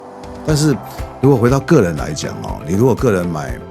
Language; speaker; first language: Chinese; native; Chinese